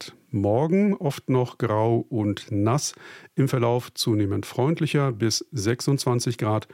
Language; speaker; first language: German; native; German